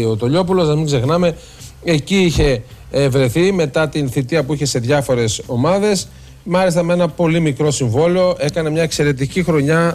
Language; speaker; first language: Greek; native; Greek